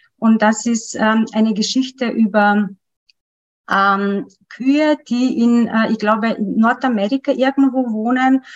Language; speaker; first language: German; non-native, fluent; Macedonian